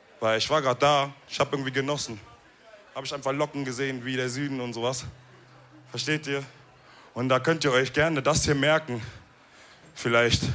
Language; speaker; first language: German; early bilingual, other home language; Wolof